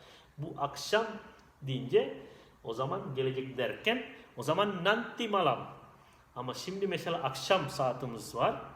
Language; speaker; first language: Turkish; non-native, fluent; Indonesian